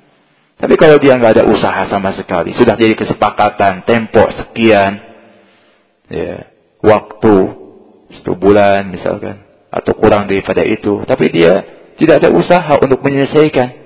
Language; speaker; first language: Indonesian; native; Indonesian